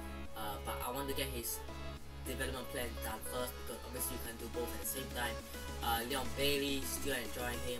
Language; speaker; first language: English; native; English